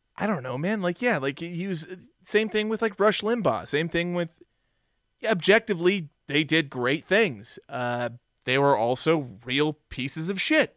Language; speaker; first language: English; native; English